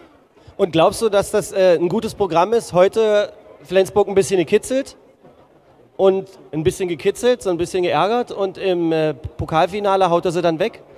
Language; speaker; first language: German; native; German